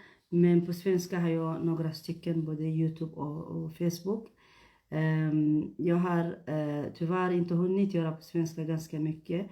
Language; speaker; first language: Swedish; non-native, fluent; Tigrinya